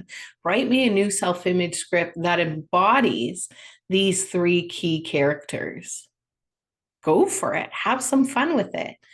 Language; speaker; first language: English; native; English